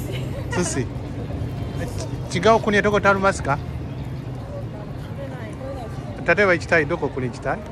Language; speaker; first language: Japanese; non-native, learner; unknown